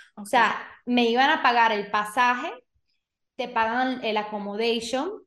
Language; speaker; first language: Spanish; early bilingual, other home language; Portuguese